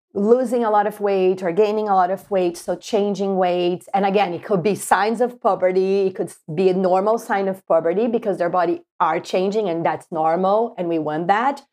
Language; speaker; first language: English; non-native, fluent; Portuguese